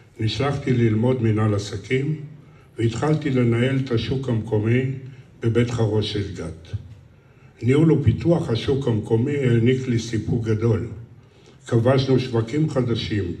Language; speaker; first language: Hebrew; early bilingual, other home language; Romanian